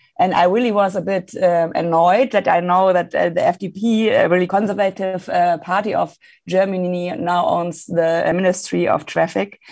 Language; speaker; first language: English; non-native, fluent; German